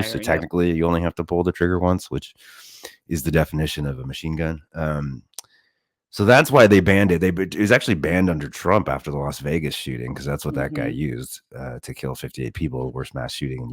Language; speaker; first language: English; native; English